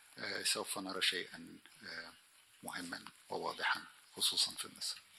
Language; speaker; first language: Arabic; native; Arabic